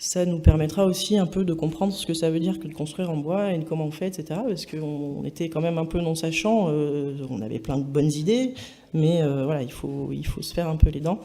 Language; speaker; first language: French; native; French